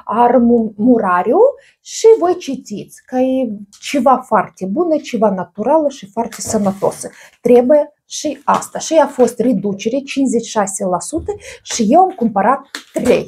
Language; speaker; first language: Romanian; non-native, learner; Russian